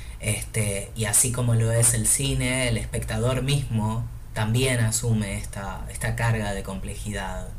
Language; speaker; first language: Spanish; native; Spanish